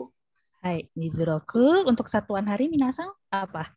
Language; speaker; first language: Indonesian; native; Indonesian